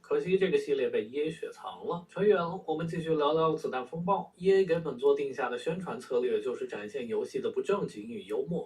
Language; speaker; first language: Chinese; native; Chinese